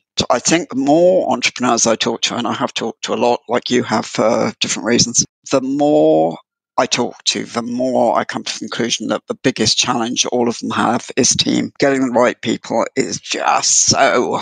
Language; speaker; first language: English; native; English